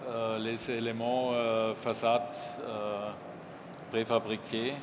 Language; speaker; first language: French; non-native, learner; German